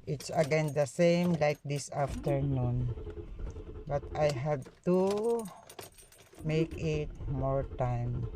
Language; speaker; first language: English; non-native, local second language; Filipino